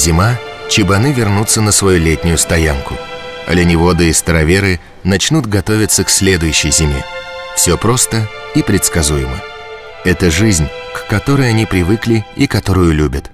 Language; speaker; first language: Russian; native; Russian